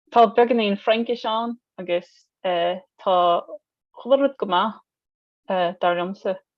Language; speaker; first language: Irish; non-native, learner; English